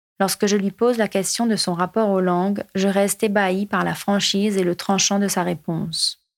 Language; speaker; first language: French; non-native, local second language; Morisyen